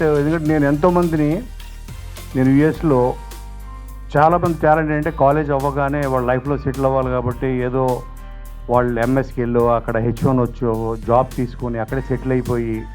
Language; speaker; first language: Telugu; native; Telugu